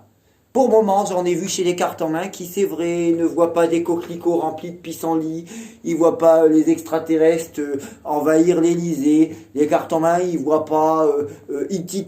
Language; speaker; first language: French; native; French